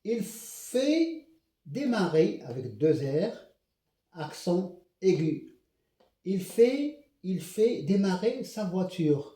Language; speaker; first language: French; non-native, local second language; Arabic